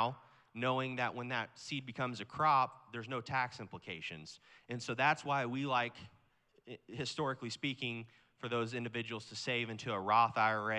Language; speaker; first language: English; native; English